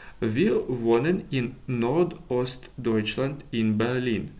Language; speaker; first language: German; non-native, fluent; Ukrainian